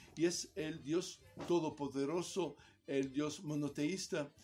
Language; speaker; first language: Spanish; non-native, fluent; Italian